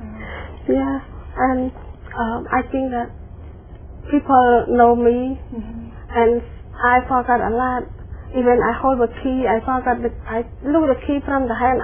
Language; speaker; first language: English; non-native, learner; Khmer